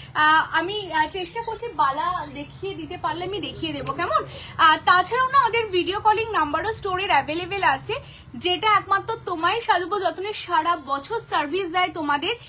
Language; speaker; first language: Bangla; native; Bangla